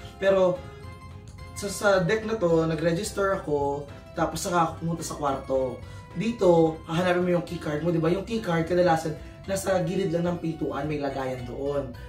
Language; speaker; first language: Filipino; native; Filipino